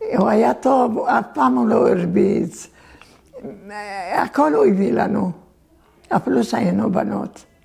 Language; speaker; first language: Hebrew; early bilingual, other home language; Turkish